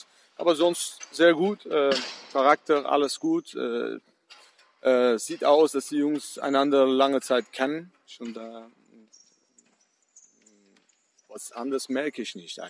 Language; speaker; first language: German; non-native, fluent; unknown